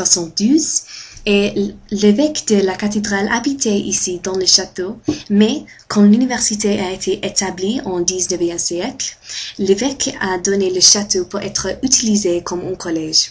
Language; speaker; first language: French; non-native, fluent; English